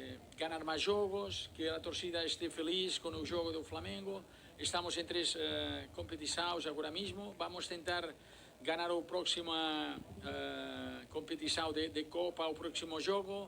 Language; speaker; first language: Portuguese; non-native, learner; Spanish